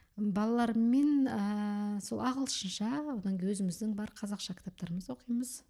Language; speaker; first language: Kazakh; early bilingual, heritage; Kazakh